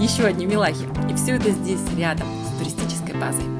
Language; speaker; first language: Russian; native; Russian